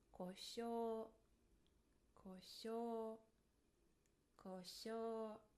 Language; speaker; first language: Japanese; non-native, fluent; English